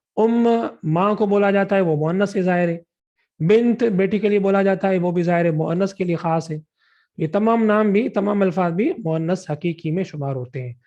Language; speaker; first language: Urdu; non-native, local second language; Sindhi